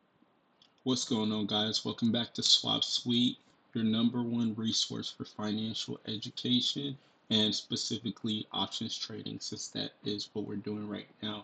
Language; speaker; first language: English; native; English